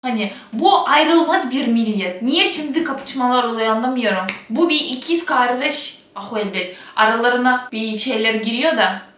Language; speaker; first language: Turkish; non-native, fluent; Russian